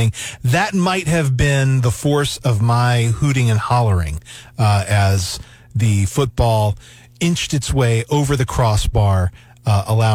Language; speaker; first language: English; native; English